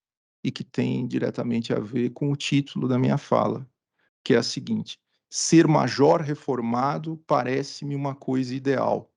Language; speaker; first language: Portuguese; native; Portuguese